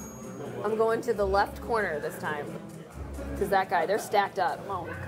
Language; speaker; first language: English; native; English